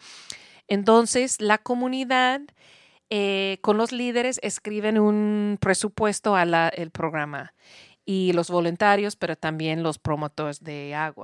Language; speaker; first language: Spanish; non-native, learner; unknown